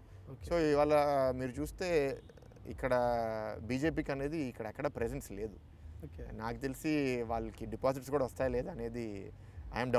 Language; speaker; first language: Telugu; native; Telugu